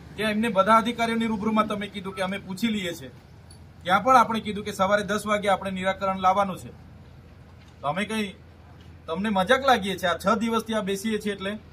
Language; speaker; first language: Gujarati; non-native, local second language; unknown